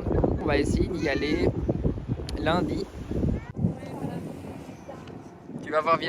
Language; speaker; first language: French; native; French